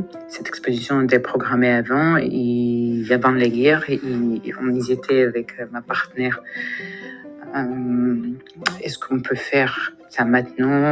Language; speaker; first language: French; non-native, fluent; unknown